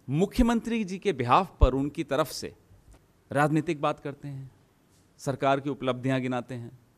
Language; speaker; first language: Hindi; native; Hindi